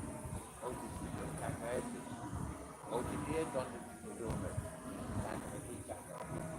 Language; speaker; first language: Spanish; non-native, learner; English